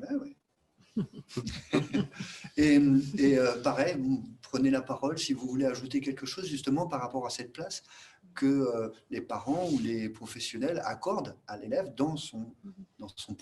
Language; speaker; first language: French; native; French